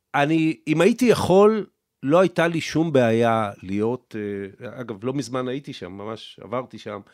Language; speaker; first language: Hebrew; native; Hebrew